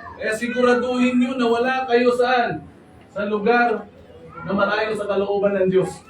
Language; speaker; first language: Filipino; non-native, local second language; Cebuano